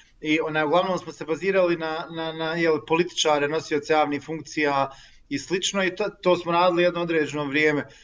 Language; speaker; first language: Bosnian; native; Bosnian